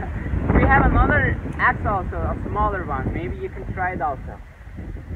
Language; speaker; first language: English; non-native, learner; Turkish